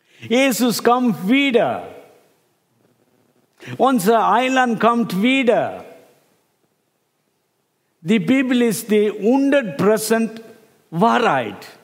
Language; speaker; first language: German; non-native, fluent; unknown